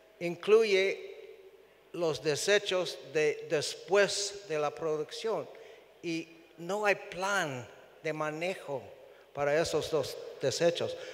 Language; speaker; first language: Spanish; non-native, fluent; English